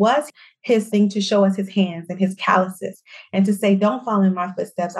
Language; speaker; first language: English; native; English